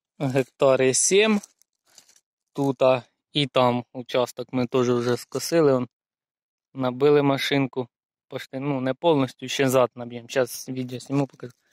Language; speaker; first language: Ukrainian; non-native, local second language; Russian